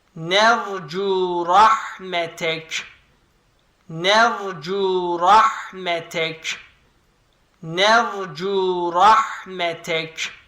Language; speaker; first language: Arabic; non-native, fluent; Turkish